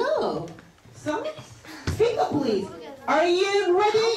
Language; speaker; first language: English; non-native, fluent; Korean